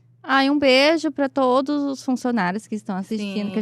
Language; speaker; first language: Portuguese; native; Portuguese